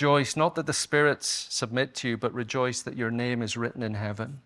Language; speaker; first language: English; native; English